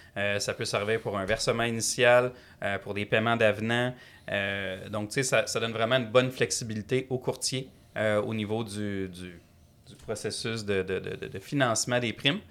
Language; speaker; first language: French; native; French